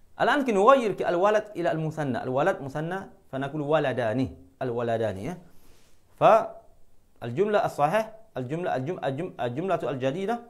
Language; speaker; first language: Arabic; non-native, fluent; Malay